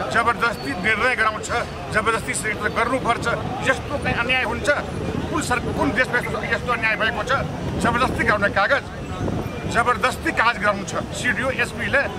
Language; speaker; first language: Nepali; non-native, local second language; Maithili